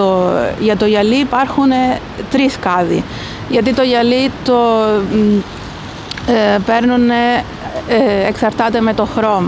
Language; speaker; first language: Greek; early bilingual, heritage; Greek